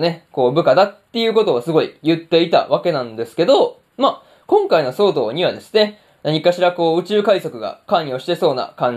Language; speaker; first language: Japanese; native; Japanese